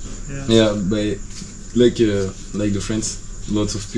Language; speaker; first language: English; non-native, learner; French